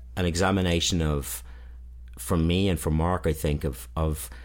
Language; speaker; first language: English; native; English